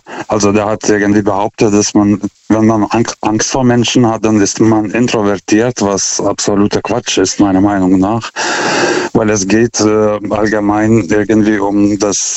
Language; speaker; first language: German; non-native, fluent; Lithuanian